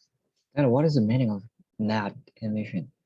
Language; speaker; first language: English; non-native, learner; Korean